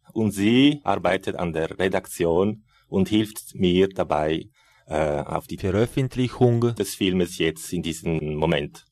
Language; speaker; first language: German; non-native, fluent; Italian